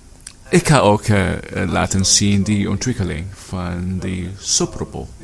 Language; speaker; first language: Dutch; non-native, learner; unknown